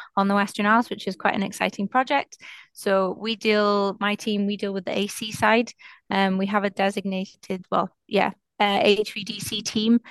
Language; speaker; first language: English; native; English